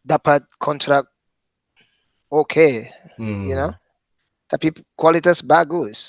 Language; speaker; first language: Indonesian; non-native, fluent; English